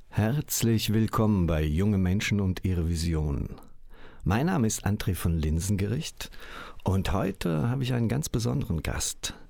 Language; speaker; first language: German; native; German